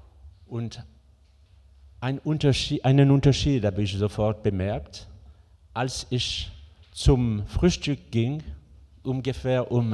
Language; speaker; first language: German; non-native, fluent; French